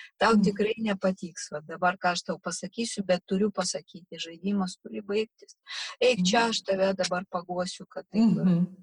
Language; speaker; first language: Lithuanian; non-native, local second language; Russian